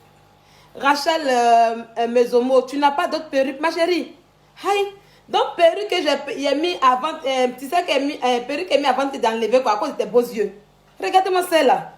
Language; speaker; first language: French; native; French